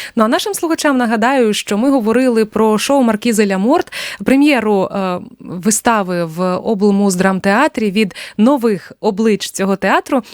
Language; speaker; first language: Ukrainian; native; Ukrainian